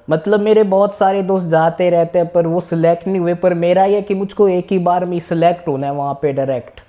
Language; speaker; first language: Hindi; early bilingual, other home language; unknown